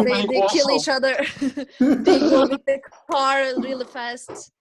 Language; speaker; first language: English; non-native, fluent; Turkish